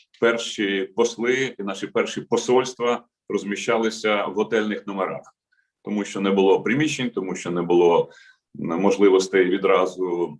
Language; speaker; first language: Ukrainian; native; Ukrainian